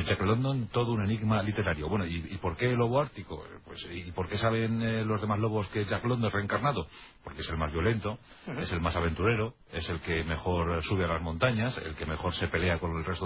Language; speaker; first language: Spanish; native; Spanish